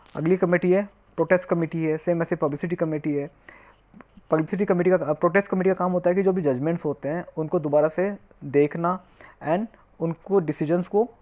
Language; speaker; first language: Hindi; native; Hindi